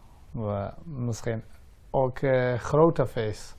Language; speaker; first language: Dutch; non-native, learner; Persian